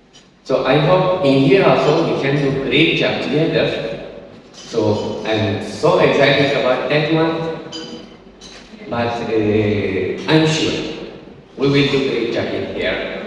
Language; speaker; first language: English; non-native, learner; Turkish